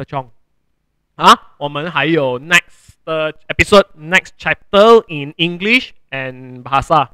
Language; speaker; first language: English; non-native, local second language; Chinese